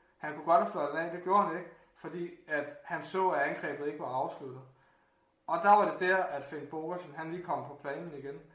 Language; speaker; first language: Danish; native; Danish